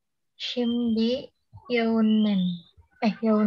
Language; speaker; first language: Turkish; non-native, learner; Indonesian